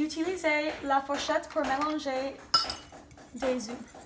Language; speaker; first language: French; non-native, learner; English